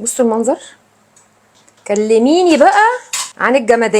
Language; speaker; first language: Arabic; native; Arabic